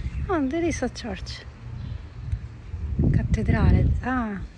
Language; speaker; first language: English; non-native, learner; Italian